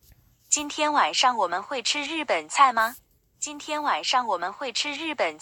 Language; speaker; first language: Chinese; non-native, learner; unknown